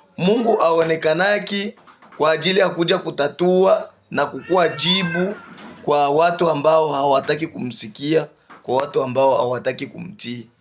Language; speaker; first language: Swahili; native; Swahili